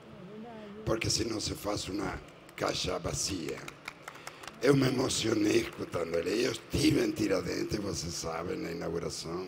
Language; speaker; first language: Portuguese; non-native, fluent; Spanish